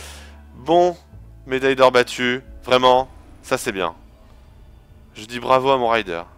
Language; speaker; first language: French; native; French